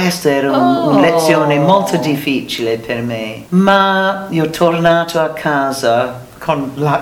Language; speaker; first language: Italian; non-native, learner; English